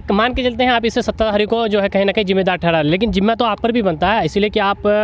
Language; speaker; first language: Hindi; native; Hindi